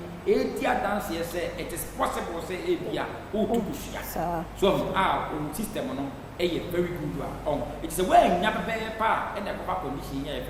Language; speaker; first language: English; non-native, local second language; Akan